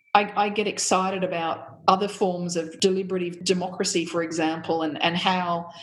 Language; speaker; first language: English; native; English